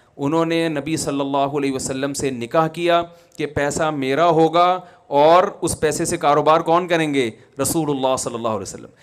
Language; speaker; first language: Urdu; native; Urdu